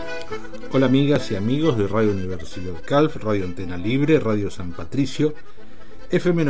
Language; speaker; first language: Spanish; native; Spanish